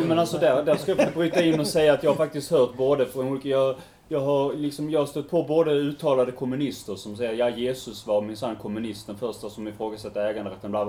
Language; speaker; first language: Swedish; native; Swedish